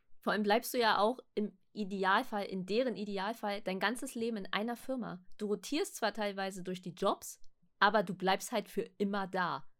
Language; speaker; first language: German; native; German